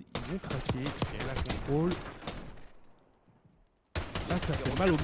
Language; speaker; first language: French; native; French